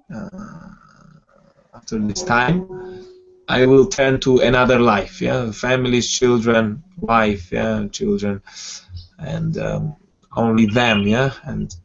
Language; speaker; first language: English; non-native, fluent; Georgian